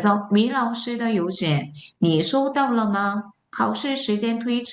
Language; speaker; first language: Chinese; non-native, fluent; Korean